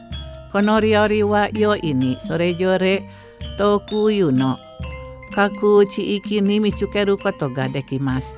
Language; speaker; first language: Japanese; non-native, fluent; Indonesian